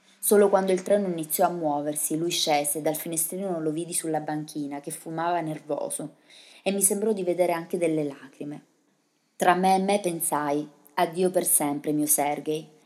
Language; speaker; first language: Italian; early bilingual, other home language; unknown